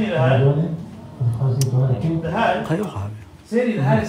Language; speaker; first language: Swedish; early bilingual, other home language; Assyrian Neo-Aramaic